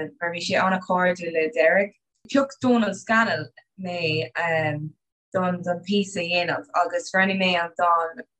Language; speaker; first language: Irish; non-native, local second language; English